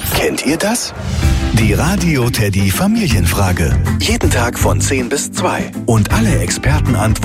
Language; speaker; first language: German; native; German